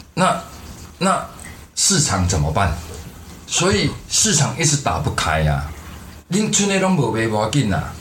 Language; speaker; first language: Chinese; non-native, local second language; Min Nan Chinese